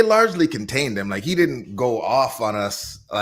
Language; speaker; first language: English; native; English